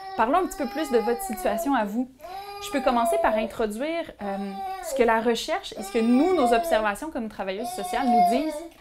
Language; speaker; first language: French; native; French